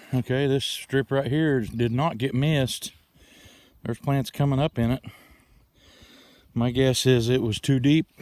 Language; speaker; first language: English; native; English